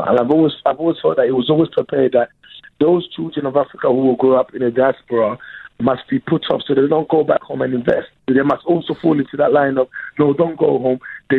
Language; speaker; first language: English; early bilingual, other home language; Lingala